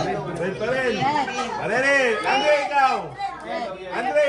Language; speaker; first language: Filipino; native; Filipino